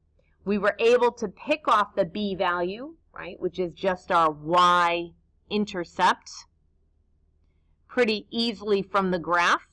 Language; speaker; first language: English; native; English